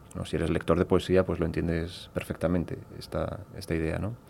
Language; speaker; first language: Spanish; native; Spanish